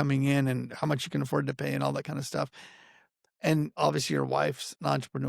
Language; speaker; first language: English; native; English